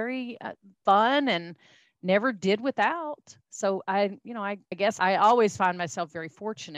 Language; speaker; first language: English; native; English